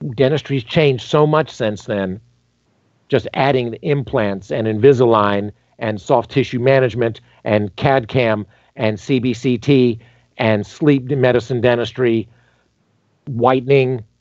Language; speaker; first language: English; native; English